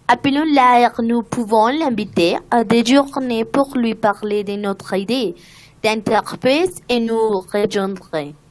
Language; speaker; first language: French; non-native, learner; Spanish